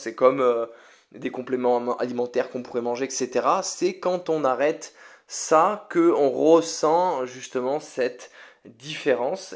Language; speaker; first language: French; native; French